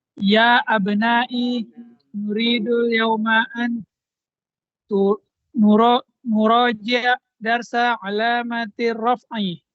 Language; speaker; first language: Arabic; non-native, learner; Indonesian